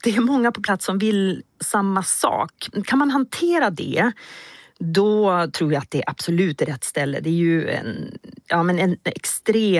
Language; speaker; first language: Swedish; native; Swedish